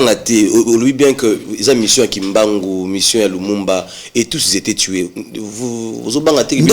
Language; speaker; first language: French; non-native, local second language; Lingala